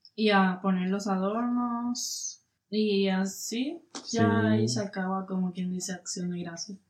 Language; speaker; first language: Spanish; native; Spanish